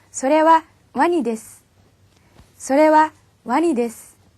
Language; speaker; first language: Japanese; non-native, fluent; Korean